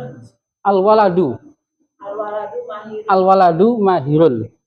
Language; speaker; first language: Arabic; non-native, fluent; Indonesian